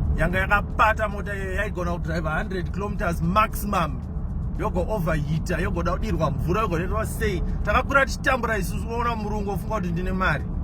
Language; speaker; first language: Shona; non-native, local second language; English